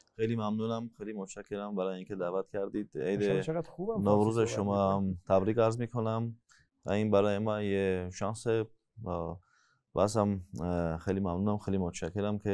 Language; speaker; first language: Persian; non-native, fluent; Armenian